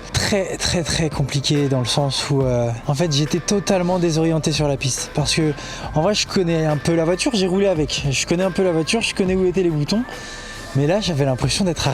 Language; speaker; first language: French; native; French